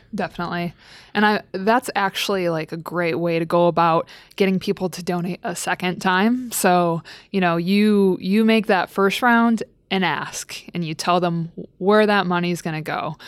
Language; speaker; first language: English; native; English